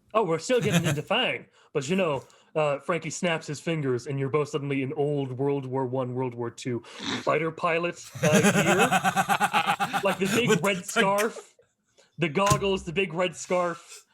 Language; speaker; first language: English; native; English